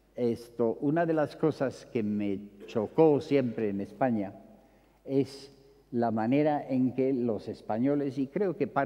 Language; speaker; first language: Spanish; non-native, fluent; English